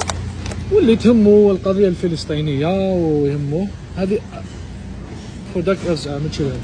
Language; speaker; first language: Arabic; native; Arabic